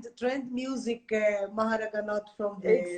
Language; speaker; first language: English; non-native, learner; Portuguese